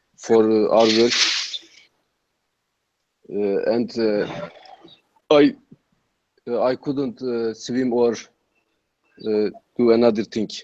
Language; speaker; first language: English; non-native, learner; Turkish